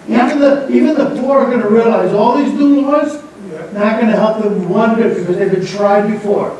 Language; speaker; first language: English; non-native, fluent; Greek